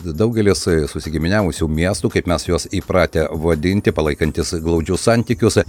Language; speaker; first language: Lithuanian; native; Lithuanian